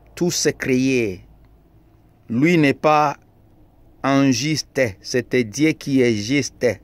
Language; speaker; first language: French; non-native, local second language; Lingala